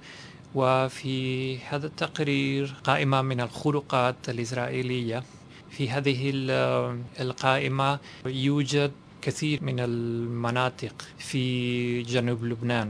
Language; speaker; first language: Arabic; non-native, fluent; Spanish